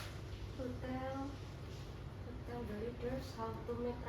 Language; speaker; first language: English; non-native, learner; Indonesian